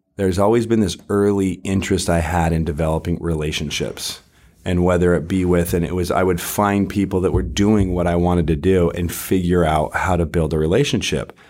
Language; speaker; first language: English; native; English